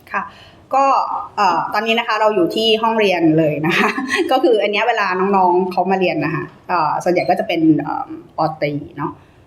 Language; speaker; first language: Thai; native; Thai